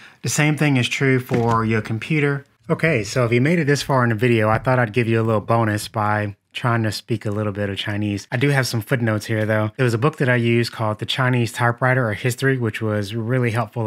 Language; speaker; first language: English; native; English